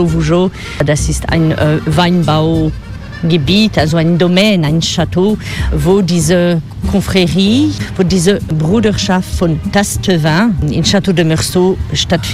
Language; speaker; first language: German; non-native, fluent; French